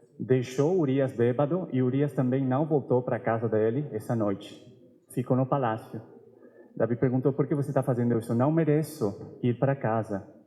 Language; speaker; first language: Portuguese; non-native, fluent; Spanish